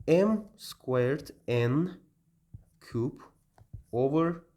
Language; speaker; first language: English; non-native, learner; Azerbaijani